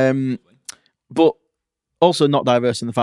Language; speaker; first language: English; native; English